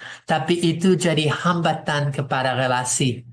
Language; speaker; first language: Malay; non-native, fluent; English